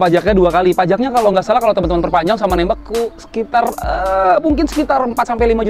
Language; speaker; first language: Indonesian; native; Indonesian